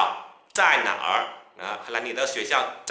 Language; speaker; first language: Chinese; non-native, fluent; Vietnamese